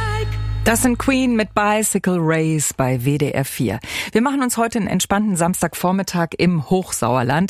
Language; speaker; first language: German; native; German